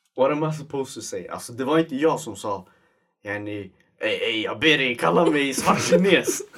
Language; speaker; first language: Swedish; early bilingual, other home language; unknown